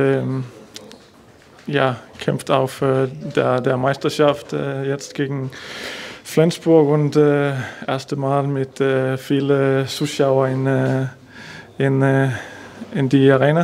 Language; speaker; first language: German; non-native, learner; Danish